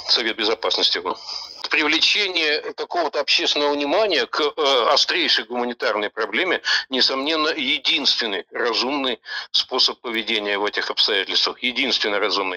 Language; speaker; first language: Russian; native; Russian